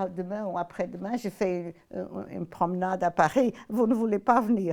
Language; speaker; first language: French; non-native, fluent; Portuguese